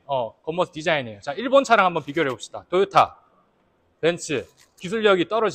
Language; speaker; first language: Korean; native; Korean